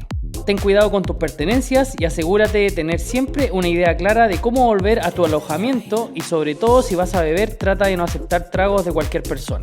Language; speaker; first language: Spanish; native; Spanish